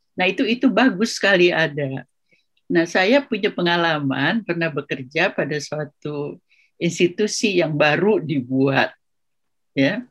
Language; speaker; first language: Indonesian; non-native, local second language; Sundanese